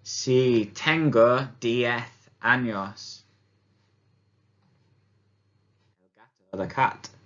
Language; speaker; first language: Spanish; non-native, fluent; English